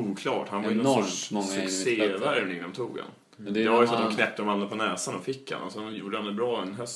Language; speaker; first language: Swedish; native; Swedish